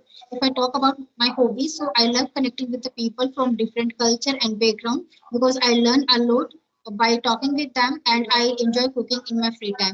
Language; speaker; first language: English; non-native, learner; Hindi